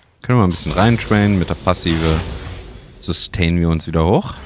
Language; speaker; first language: German; native; German